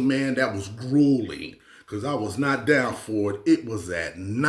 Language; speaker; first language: English; native; English